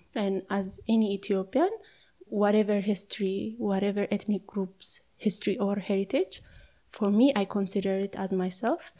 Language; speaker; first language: English; non-native, fluent; Amharic